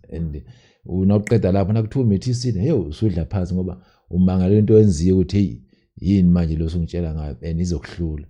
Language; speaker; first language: Zulu; native; Zulu